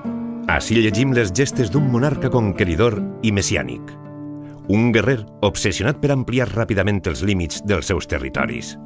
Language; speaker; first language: Catalan; native; Catalan